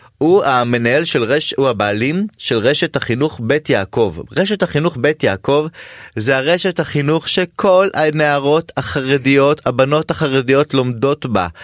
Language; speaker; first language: Hebrew; native; Hebrew